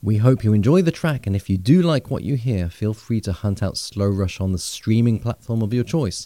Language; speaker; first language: English; native; English